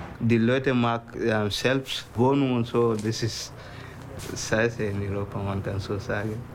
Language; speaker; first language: German; non-native, learner; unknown